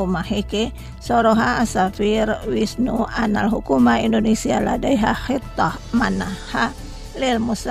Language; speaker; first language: Arabic; non-native, fluent; Indonesian